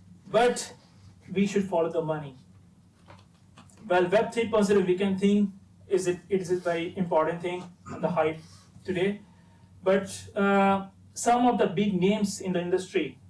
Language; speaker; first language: English; non-native, fluent; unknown